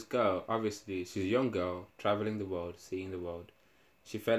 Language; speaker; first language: English; non-native, local second language; Shona